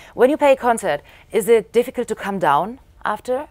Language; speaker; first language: English; non-native, fluent; German